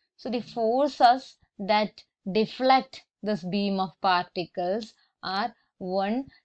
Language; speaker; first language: English; non-native, local second language; Malayalam